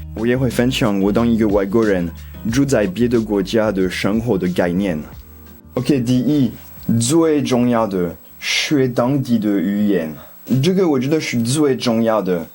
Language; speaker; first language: Chinese; non-native, fluent; French